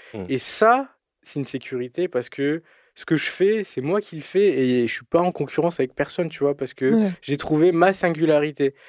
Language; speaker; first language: French; native; French